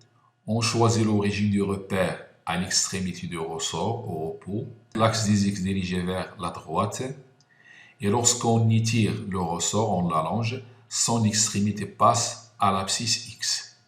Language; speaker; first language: French; non-native, local second language; Arabic